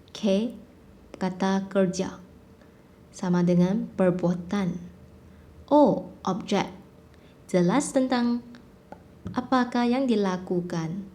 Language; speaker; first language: Malay; non-native, local second language; Chinese